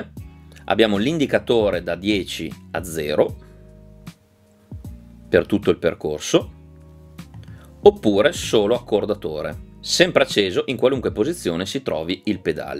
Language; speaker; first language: Italian; native; Italian